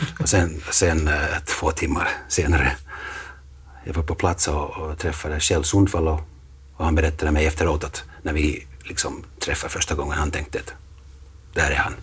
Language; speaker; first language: Swedish; non-native, fluent; Finnish